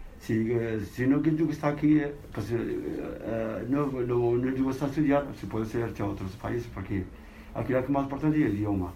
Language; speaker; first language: Spanish; non-native, learner; Arabic